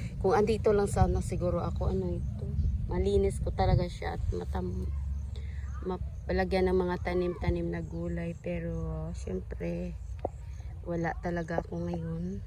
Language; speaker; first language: Filipino; native; Filipino